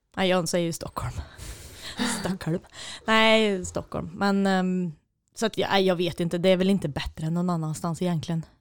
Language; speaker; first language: Swedish; native; Swedish